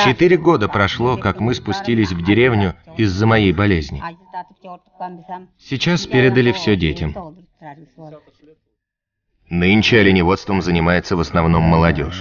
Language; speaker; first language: Russian; native; Russian